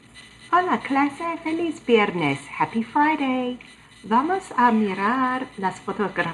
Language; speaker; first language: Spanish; non-native, fluent; English